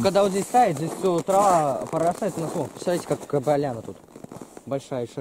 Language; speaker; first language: Russian; native; Russian